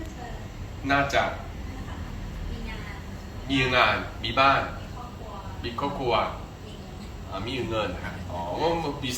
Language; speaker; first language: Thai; non-native, fluent; Korean